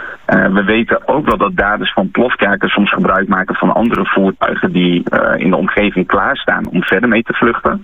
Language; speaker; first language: Dutch; native; Dutch